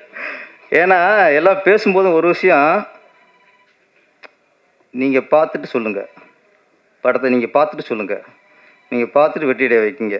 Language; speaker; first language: Tamil; native; Tamil